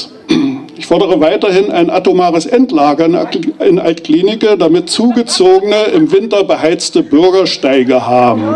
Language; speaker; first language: German; native; German